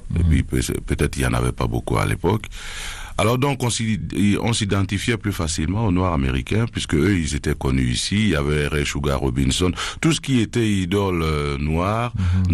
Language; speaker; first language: French; non-native, local second language; Duala